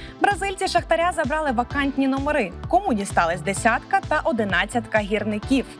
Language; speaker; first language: Ukrainian; native; Ukrainian